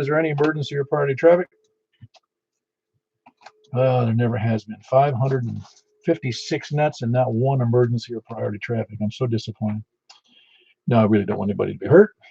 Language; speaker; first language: English; native; English